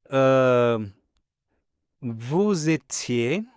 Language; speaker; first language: French; non-native, fluent; Spanish